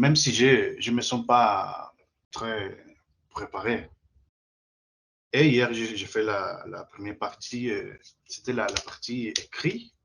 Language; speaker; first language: French; non-native, fluent; Spanish